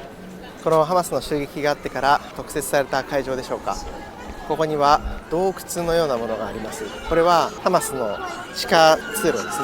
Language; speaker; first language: Japanese; native; Japanese